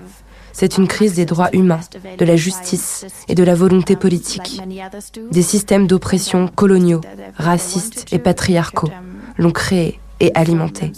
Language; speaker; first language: French; native; French